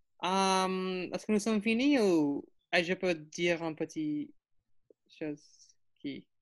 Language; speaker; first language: French; non-native, learner; English